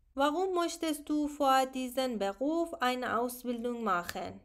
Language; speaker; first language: German; non-native, learner; Persian